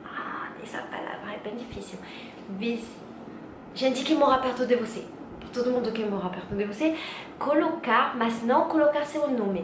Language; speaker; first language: Portuguese; non-native, learner; French